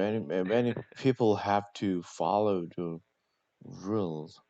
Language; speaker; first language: English; non-native, learner; Korean